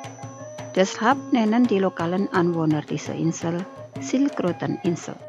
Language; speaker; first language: German; non-native, fluent; Indonesian